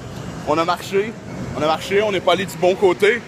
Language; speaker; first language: French; native; French